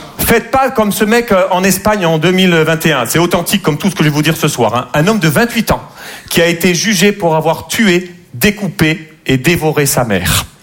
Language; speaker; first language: French; native; French